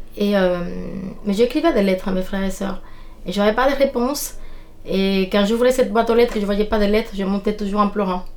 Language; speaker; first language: French; non-native, fluent; Spanish